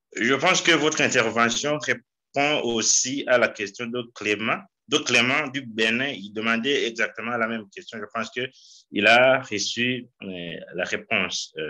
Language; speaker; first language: French; non-native, local second language; Rundi